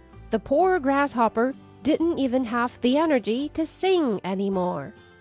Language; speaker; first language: English; non-native, fluent; Chinese